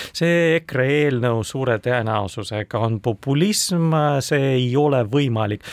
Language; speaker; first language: Estonian; non-native, local second language; Russian